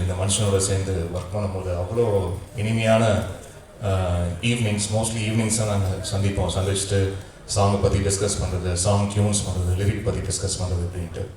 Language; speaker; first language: Tamil; native; Tamil